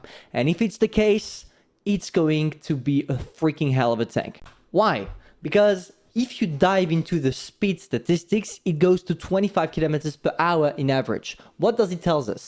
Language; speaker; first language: English; non-native, fluent; French